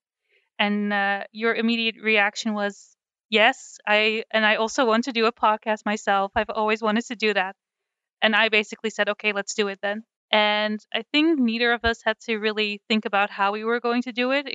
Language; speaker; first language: English; non-native, fluent; Dutch